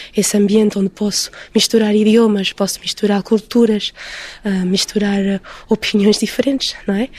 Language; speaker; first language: Portuguese; early bilingual, heritage; Portuguese